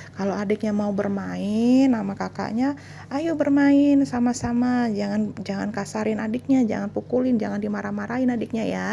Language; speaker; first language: Indonesian; native; Indonesian